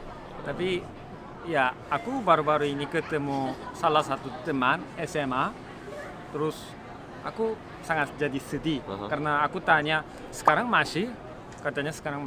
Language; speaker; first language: Indonesian; non-native, learner; Korean